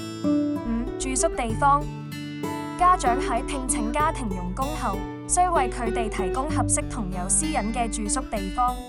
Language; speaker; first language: Cantonese; native; Cantonese